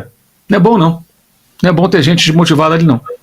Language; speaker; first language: Portuguese; native; Portuguese